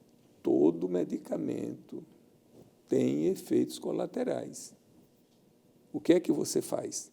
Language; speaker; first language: Portuguese; native; Portuguese